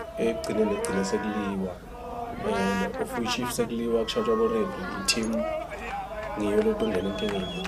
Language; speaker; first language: Zulu; non-native, local second language; Swati